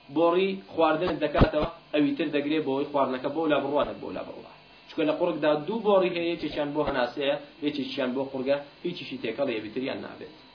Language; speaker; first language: Central Kurdish; non-native, local second language; Kurdish